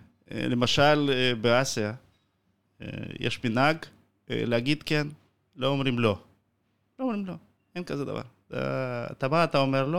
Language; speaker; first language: Hebrew; non-native, fluent; Russian